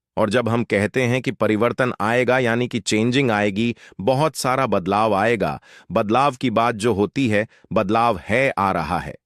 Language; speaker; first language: Hindi; native; Hindi